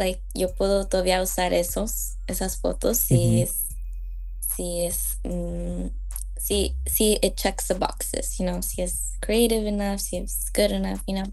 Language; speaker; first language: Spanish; early bilingual, heritage; Spanish